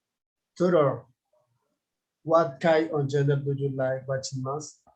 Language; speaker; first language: English; non-native, learner; Spanish